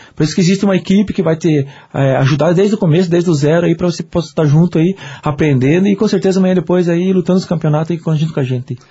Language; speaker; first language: Portuguese; native; Portuguese